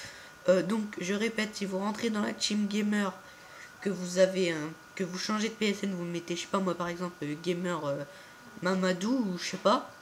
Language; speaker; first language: French; native; French